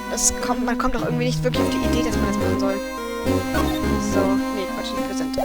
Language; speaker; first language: German; native; German